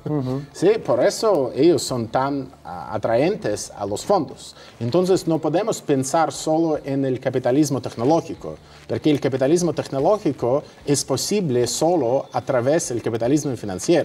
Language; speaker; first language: Spanish; non-native, fluent; Russian